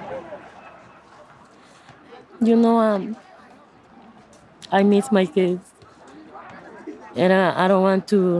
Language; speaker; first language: English; non-native, learner; Spanish